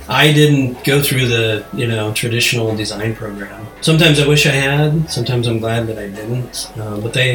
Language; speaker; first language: English; native; English